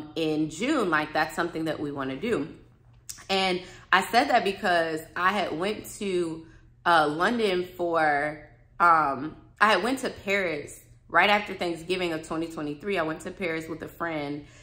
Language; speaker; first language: English; native; English